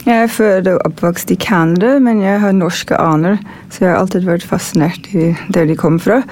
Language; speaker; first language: Norwegian; non-native, fluent; English